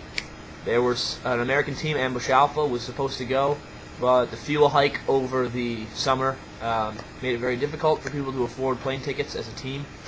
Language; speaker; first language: English; native; English